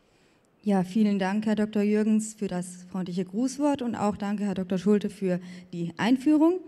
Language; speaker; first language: German; native; German